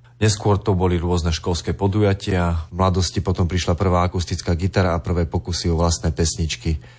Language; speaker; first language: Slovak; native; Slovak